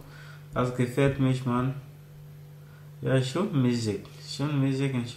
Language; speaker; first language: German; non-native, learner; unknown